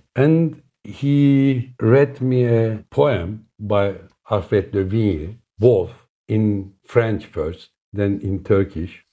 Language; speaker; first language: English; non-native, fluent; Turkish